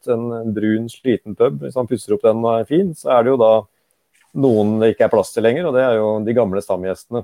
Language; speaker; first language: Norwegian; native; Norwegian